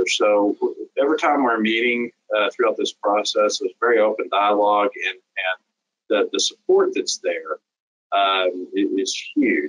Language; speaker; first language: English; native; English